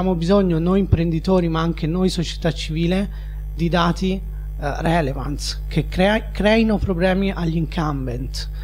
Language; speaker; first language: Italian; native; Italian